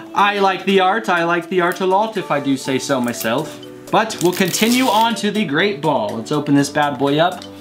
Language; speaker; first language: English; native; English